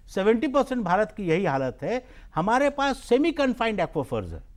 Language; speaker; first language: Hindi; native; Hindi